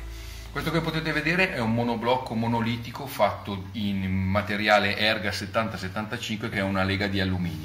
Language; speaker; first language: Italian; native; Italian